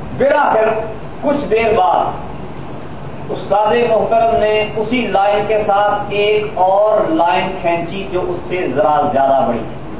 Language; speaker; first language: Urdu; non-native, local second language; Punjabi